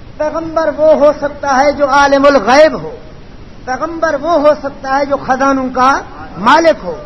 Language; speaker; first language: Urdu; non-native, local second language; Punjabi